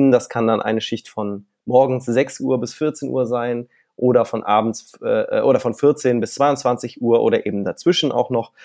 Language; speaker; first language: German; native; German